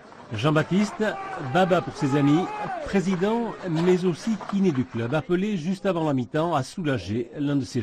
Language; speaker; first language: French; native; French